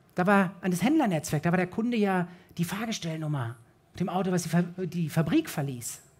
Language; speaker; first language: German; native; German